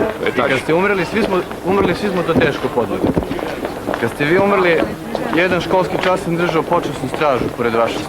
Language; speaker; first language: Croatian; native; Croatian